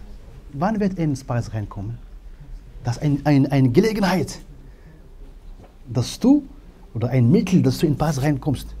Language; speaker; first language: German; non-native, fluent; Arabic